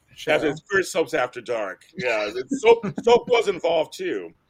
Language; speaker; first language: English; native; English